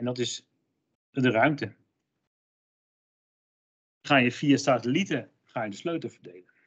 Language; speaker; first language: Dutch; native; Dutch